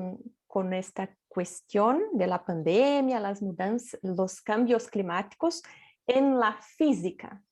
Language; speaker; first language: Spanish; non-native, fluent; Portuguese